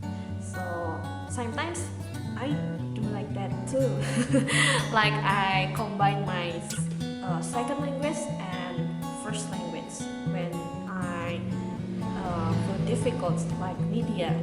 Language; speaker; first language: English; non-native, learner; Indonesian